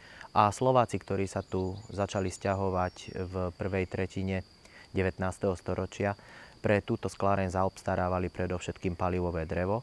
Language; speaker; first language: Slovak; native; Slovak